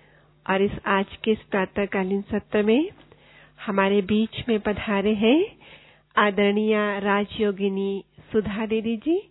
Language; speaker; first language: Hindi; native; Hindi